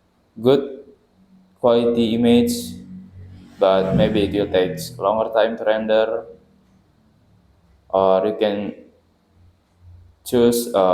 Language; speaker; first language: English; non-native, learner; Indonesian